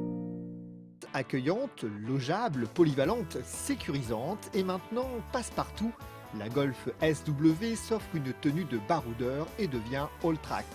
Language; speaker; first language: French; native; French